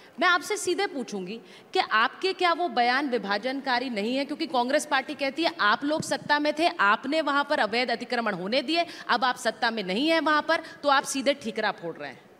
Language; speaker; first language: Hindi; native; Hindi